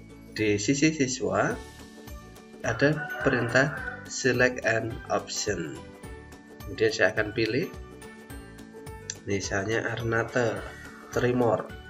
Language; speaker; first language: Indonesian; native; Indonesian